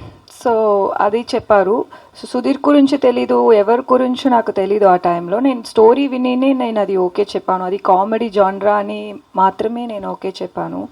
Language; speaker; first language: Telugu; non-native, local second language; Tamil